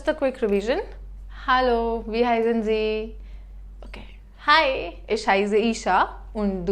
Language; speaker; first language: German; non-native, fluent; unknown